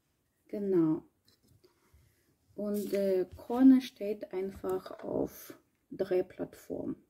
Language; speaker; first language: German; non-native, learner; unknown